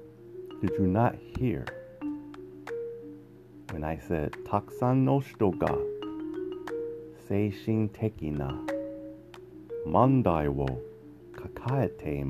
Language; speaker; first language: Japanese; non-native, learner; English